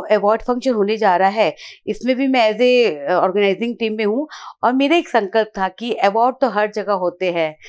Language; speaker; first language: Hindi; native; Hindi